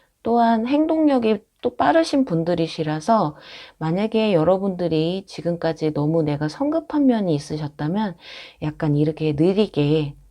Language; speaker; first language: Korean; native; Korean